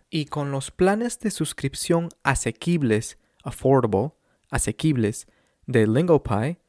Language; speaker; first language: Spanish; native; Spanish